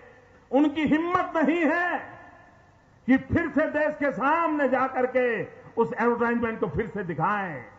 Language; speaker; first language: Hindi; non-native, local second language; Gujarati